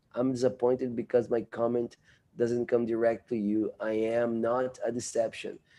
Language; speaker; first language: English; non-native, fluent; Portuguese